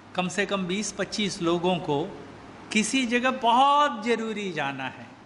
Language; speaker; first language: Hindi; native; Hindi